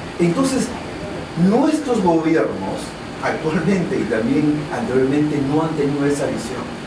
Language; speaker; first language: Spanish; non-native, local second language; Shipibo-Conibo